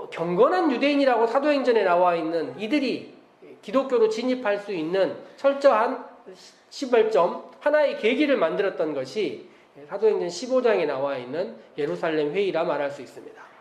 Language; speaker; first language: Korean; native; Korean